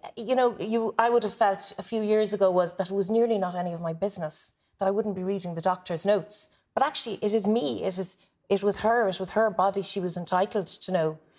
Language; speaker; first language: English; native; English